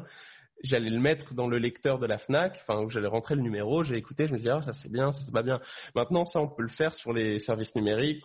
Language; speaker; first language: French; native; French